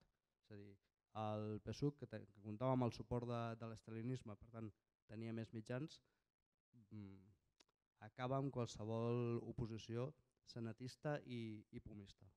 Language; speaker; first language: Catalan; native; Catalan